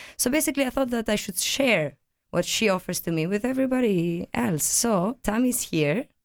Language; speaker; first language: English; non-native, fluent; Greek